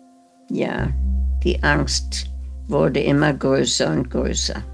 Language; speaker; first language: German; early bilingual, heritage; German